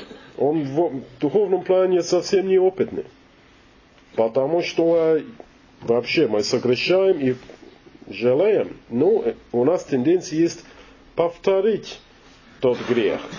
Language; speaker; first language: Russian; non-native, learner; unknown